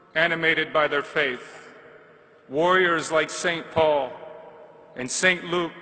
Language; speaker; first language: English; native; English